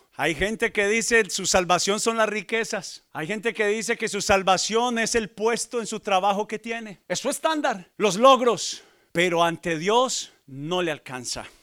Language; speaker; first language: Spanish; native; Spanish